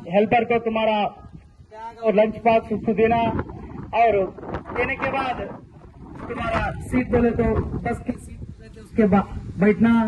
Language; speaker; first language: Hindi; non-native, local second language; Kannada